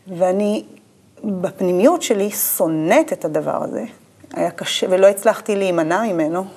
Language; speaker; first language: Hebrew; native; Hebrew